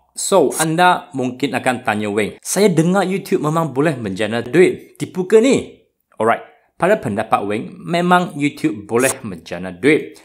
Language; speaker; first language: Malay; non-native, local second language; Chinese